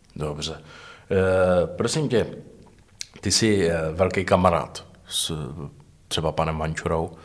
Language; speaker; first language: Czech; native; Czech